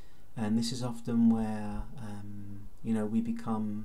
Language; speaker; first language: English; native; English